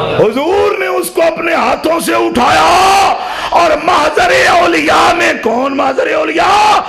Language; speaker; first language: Urdu; non-native, local second language; Punjabi